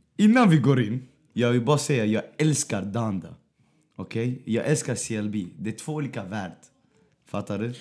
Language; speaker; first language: Swedish; early bilingual, other home language; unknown